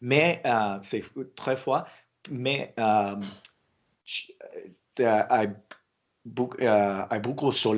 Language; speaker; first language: French; non-native, learner; English